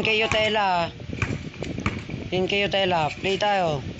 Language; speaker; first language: Filipino; native; Filipino